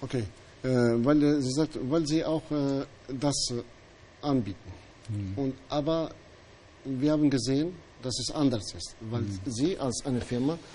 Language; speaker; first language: German; non-native, fluent; Albanian